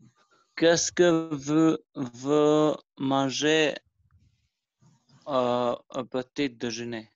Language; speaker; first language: French; non-native, learner; Albanian